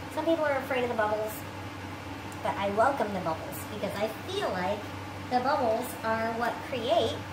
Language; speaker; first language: English; native; English